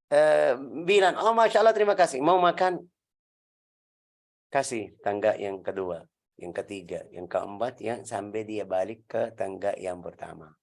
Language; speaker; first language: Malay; non-native, learner; Arabic